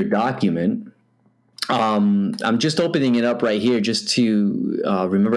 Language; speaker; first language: English; native; English